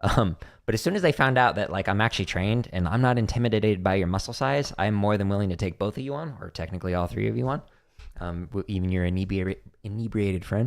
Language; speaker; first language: English; native; English